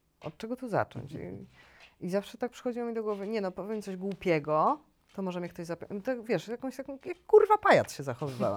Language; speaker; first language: Polish; native; Polish